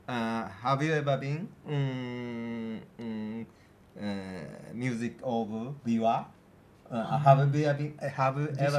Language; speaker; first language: English; non-native, learner; Japanese